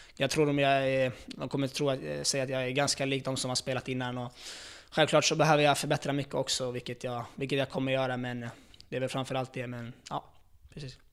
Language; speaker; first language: Swedish; native; Swedish